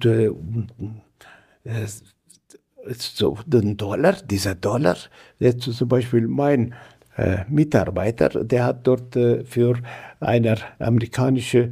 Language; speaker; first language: German; non-native, fluent; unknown